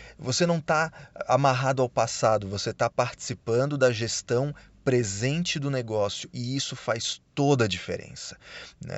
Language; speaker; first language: Portuguese; native; Portuguese